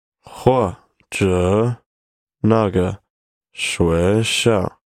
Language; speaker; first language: Chinese; non-native, learner; English